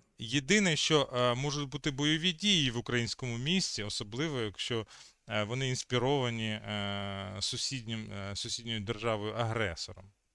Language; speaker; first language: Ukrainian; native; Ukrainian